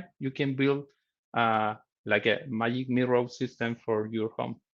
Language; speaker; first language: English; non-native, learner; Spanish